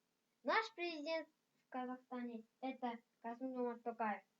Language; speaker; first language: Russian; non-native, local second language; Kazakh